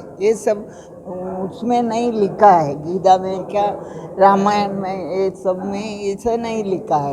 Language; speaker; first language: Hindi; non-native, local second language; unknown